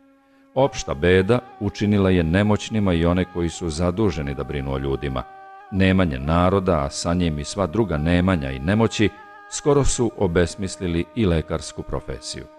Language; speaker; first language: Serbian; native; Serbian